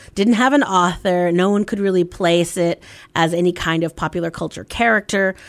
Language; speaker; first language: English; native; English